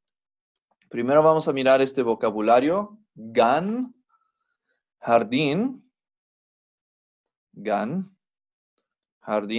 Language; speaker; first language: Spanish; non-native, fluent; English